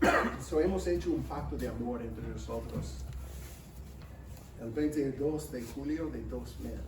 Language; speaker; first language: Spanish; non-native, fluent; English